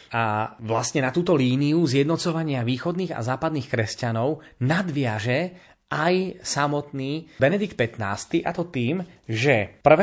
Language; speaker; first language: Slovak; native; Slovak